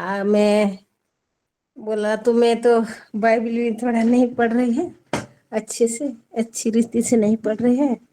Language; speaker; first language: Hindi; non-native, local second language; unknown